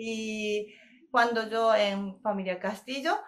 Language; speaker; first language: Spanish; non-native, learner; Korean